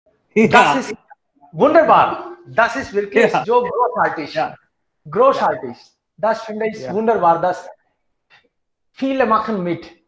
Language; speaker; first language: German; non-native, fluent; Hindi